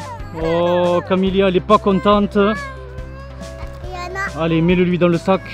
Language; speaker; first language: French; native; French